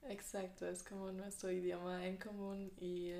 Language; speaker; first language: Spanish; non-native, fluent; German